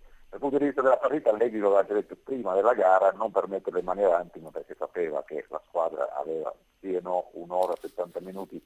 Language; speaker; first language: Italian; native; Italian